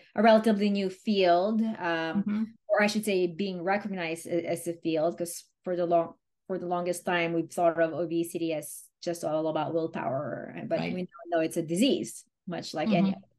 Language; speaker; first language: English; non-native, local second language; Filipino